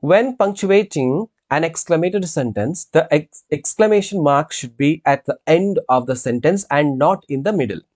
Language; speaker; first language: English; non-native, local second language; Telugu